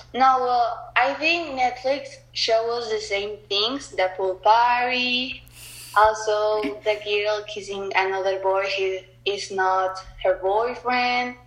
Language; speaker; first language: English; non-native, learner; Spanish